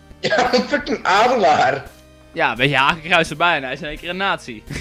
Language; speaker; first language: Dutch; native; Dutch